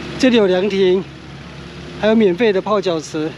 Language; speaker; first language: Chinese; native; Chinese